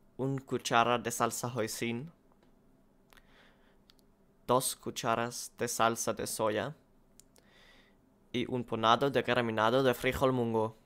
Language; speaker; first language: Spanish; non-native, learner; German